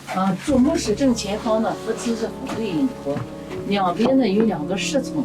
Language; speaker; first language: Chinese; native; Chinese